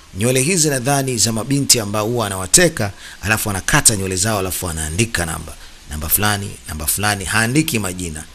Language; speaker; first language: Swahili; native; Swahili